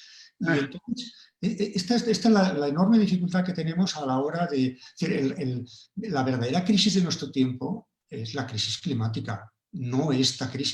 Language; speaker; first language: Spanish; native; Spanish